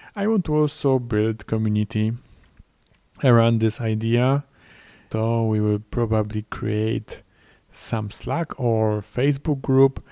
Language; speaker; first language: English; non-native, fluent; Polish